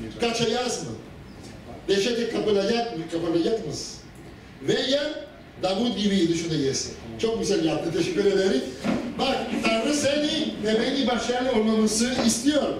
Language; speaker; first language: Turkish; non-native, fluent; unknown